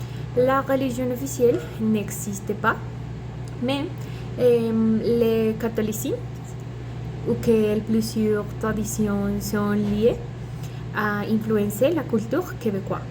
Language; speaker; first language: French; non-native, learner; Spanish